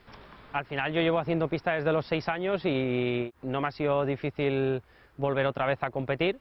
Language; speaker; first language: Spanish; non-native, local second language; Catalan